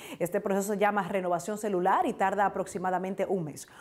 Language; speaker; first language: Spanish; native; Spanish